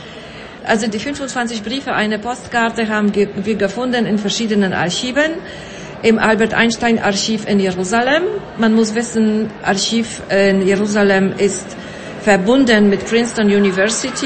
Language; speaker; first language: German; non-native, fluent; Polish